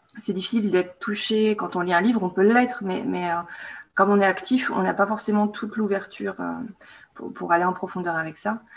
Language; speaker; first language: French; native; French